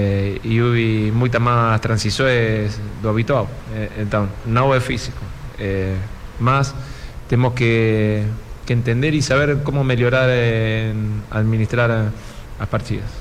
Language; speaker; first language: Portuguese; non-native, fluent; Spanish